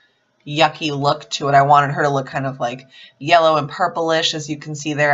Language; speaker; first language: English; native; English